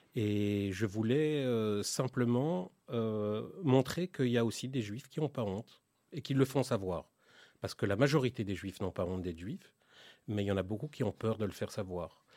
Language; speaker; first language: French; native; French